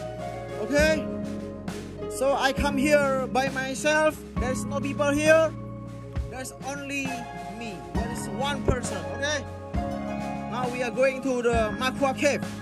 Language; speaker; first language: English; non-native, learner; Indonesian